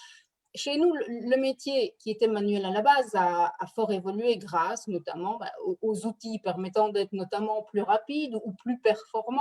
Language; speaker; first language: French; native; French